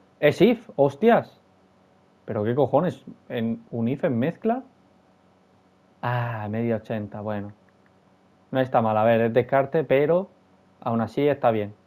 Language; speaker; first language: Spanish; native; Spanish